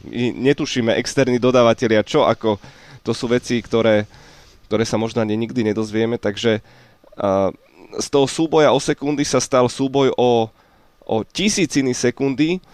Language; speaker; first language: Slovak; native; Slovak